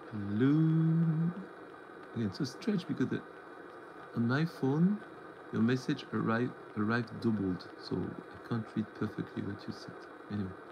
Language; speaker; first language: English; non-native, fluent; French